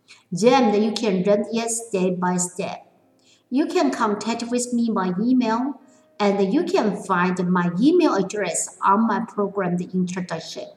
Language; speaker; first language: English; non-native, fluent; Chinese